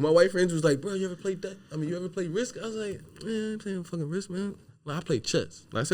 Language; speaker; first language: English; native; English